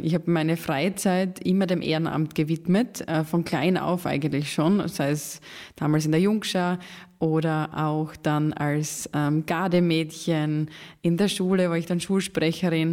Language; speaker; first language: German; native; German